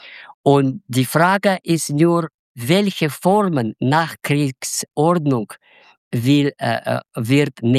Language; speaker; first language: German; non-native, learner; Russian